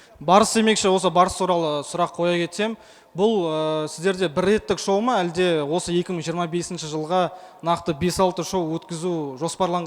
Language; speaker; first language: Kazakh; native; Kazakh